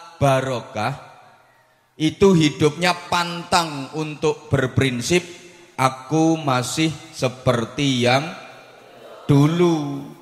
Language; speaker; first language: Indonesian; non-native, local second language; Javanese